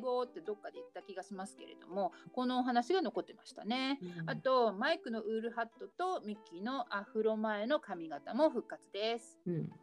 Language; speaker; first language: Japanese; native; Japanese